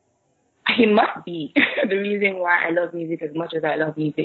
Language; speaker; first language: English; non-native, local second language; Igbo